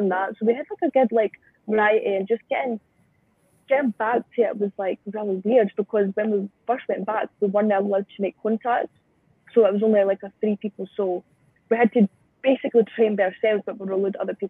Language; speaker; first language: English; native; English